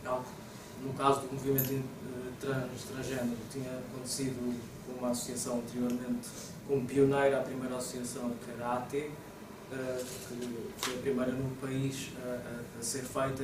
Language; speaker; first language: Portuguese; native; Portuguese